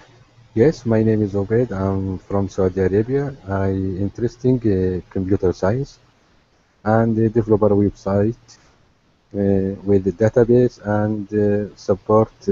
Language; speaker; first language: English; non-native, learner; Arabic